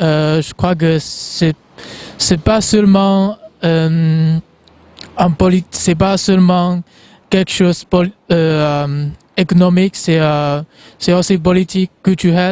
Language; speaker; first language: French; non-native, fluent; Chinese